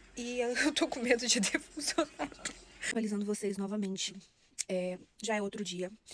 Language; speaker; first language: Portuguese; native; Portuguese